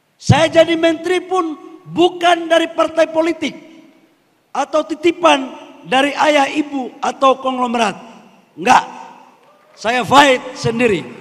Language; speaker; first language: Indonesian; native; Indonesian